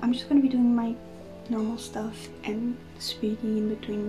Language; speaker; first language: English; non-native, fluent; Portuguese